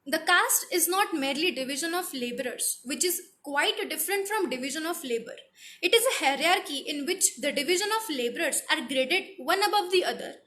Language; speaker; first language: English; non-native, local second language; Marathi